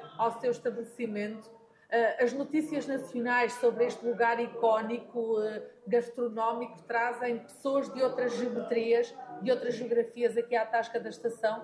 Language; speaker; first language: Portuguese; native; Portuguese